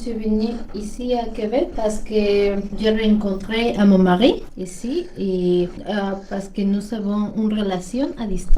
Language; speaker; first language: French; non-native, learner; Spanish